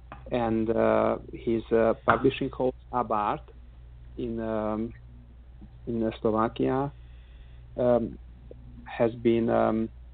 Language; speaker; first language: English; non-native, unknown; Hungarian